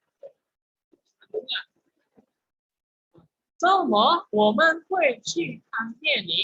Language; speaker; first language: Indonesian; native; Indonesian